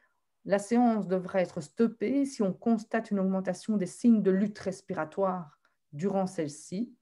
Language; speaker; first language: French; native; French